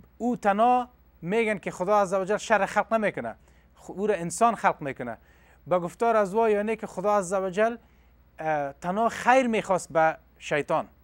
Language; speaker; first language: Persian; non-native, local second language; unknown